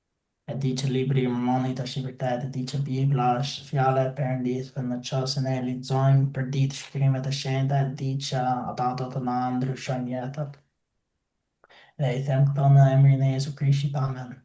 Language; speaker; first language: Albanian; non-native, fluent; English